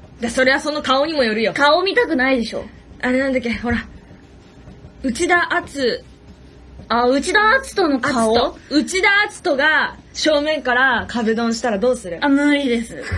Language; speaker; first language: Japanese; native; Japanese